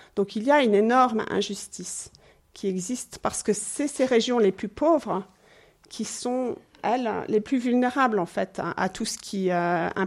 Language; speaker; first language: French; non-native, fluent; English